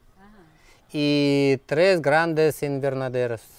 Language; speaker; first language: Spanish; non-native, learner; Russian